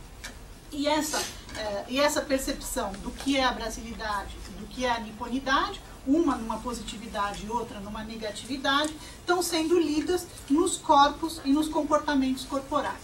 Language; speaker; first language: Portuguese; native; Portuguese